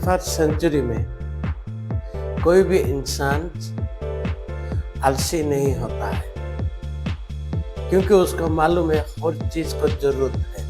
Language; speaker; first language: Hindi; non-native, local second language; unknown